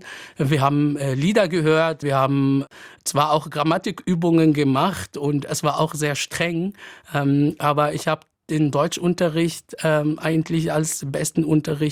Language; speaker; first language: German; non-native, fluent; Arabic